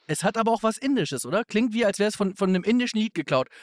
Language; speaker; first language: German; native; German